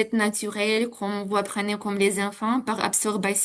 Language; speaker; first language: French; non-native, fluent; Ukrainian